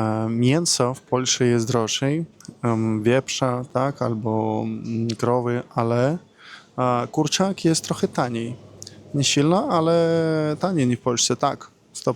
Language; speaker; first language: Polish; non-native, learner; Russian